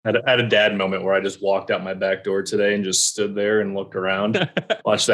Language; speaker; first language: English; native; English